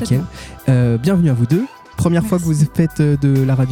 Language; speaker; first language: French; native; French